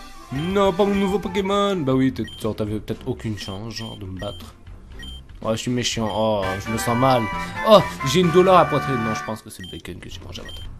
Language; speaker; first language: French; native; French